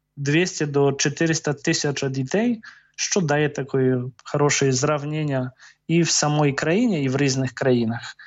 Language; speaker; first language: Ukrainian; non-native, fluent; Polish